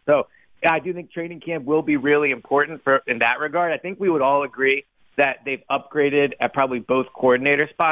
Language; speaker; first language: English; native; English